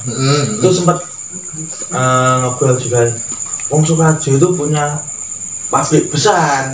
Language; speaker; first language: Indonesian; non-native, local second language; Javanese